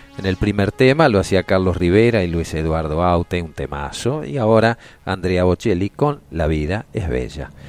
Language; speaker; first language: Spanish; native; Spanish